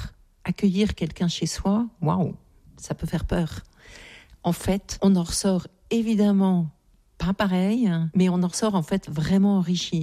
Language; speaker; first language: French; native; French